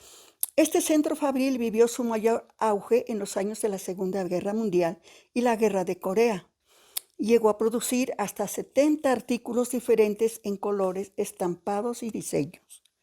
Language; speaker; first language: Spanish; native; Spanish